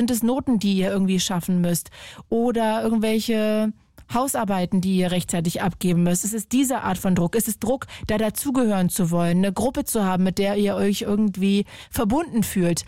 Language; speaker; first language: German; native; German